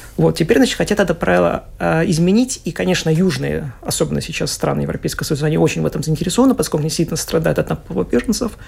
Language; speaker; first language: Russian; native; Russian